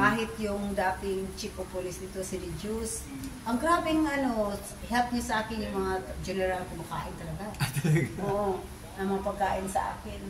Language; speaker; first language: Filipino; non-native, local second language; Cebuano